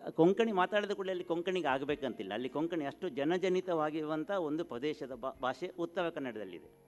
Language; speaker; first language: Kannada; non-native, local second language; Konkani